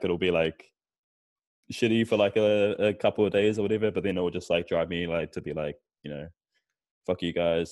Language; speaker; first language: English; native; English